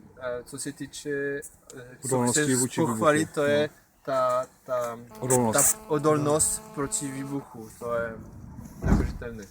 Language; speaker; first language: Czech; non-native, learner; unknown